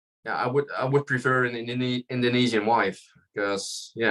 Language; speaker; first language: English; non-native, fluent; Dutch